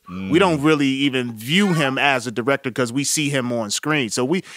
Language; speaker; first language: English; native; English